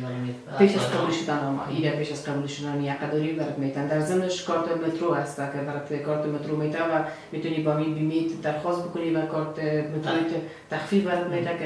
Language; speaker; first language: Persian; native; Persian